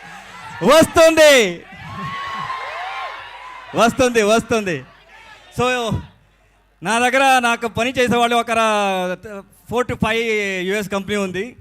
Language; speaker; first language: Telugu; non-native, learner; Kannada